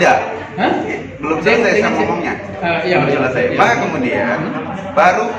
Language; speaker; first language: Indonesian; native; Indonesian